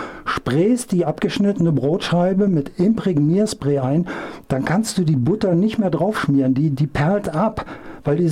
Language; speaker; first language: German; native; German